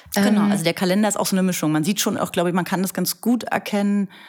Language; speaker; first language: German; native; German